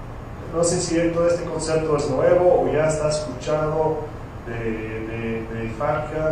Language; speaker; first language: Spanish; non-native, fluent; English